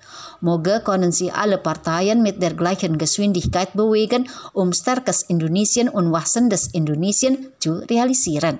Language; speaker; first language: German; non-native, fluent; Indonesian